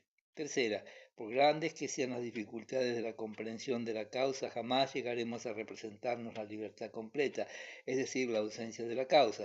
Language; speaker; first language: Spanish; native; Spanish